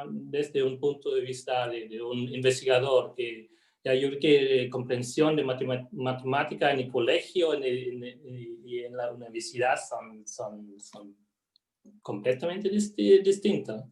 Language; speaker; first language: Spanish; non-native, fluent; German